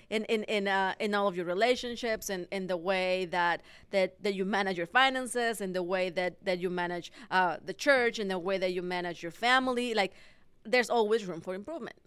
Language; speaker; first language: English; non-native, fluent; Spanish